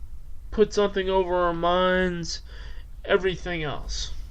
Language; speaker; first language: English; native; English